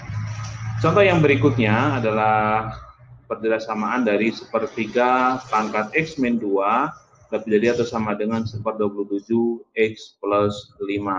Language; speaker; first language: Indonesian; native; Indonesian